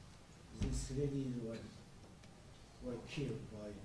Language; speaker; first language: English; non-native, learner; French